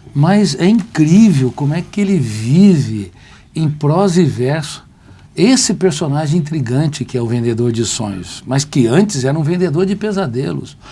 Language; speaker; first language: Portuguese; native; Portuguese